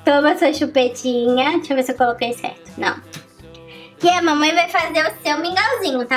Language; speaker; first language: Portuguese; native; Portuguese